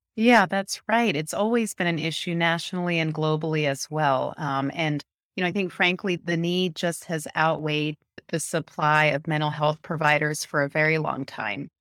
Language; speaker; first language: English; early bilingual, other home language; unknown